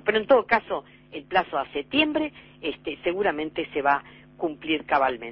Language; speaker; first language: Spanish; native; Spanish